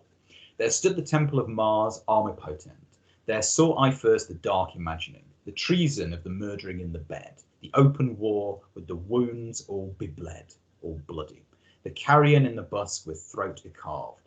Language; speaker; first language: English; native; English